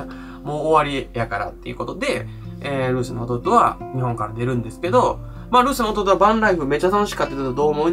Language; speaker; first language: Japanese; native; Japanese